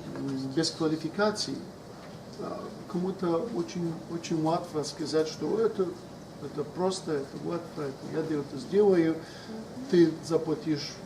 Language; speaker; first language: Russian; non-native, learner; Polish